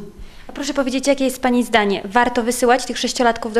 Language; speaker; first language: Polish; native; Polish